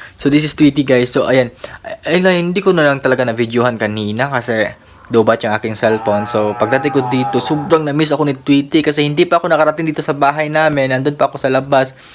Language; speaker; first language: Filipino; non-native, local second language; Cebuano